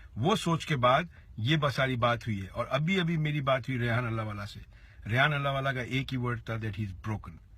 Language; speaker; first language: Hindi; native; Hindi